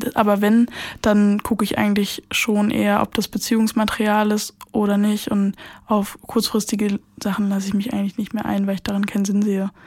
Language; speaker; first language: German; native; German